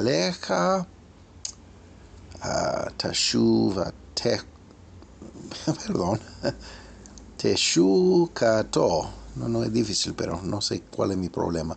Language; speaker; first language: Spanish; non-native, fluent; English